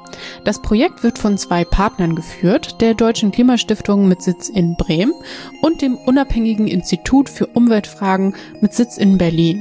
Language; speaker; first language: German; native; German